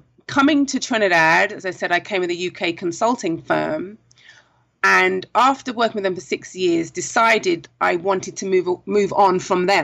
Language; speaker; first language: English; native; English